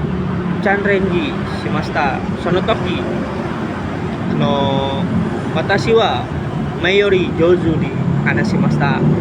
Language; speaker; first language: Japanese; non-native, learner; Indonesian